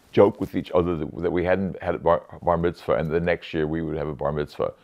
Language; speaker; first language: English; native; English